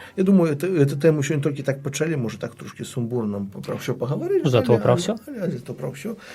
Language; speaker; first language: Belarusian; native; Belarusian